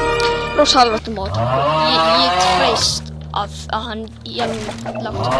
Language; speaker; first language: Icelandic; early bilingual, heritage; Icelandic